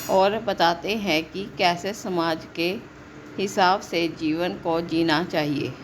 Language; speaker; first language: Hindi; non-native, local second language; Punjabi